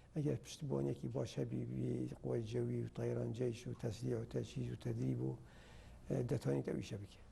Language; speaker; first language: Central Kurdish; non-native, local second language; Kurdish